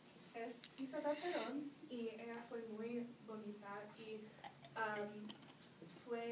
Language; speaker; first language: Spanish; non-native, learner; English